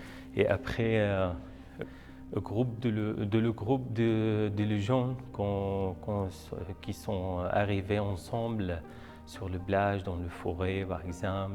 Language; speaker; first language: French; non-native, learner; Arabic